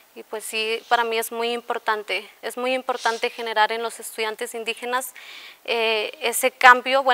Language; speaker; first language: Spanish; native; Spanish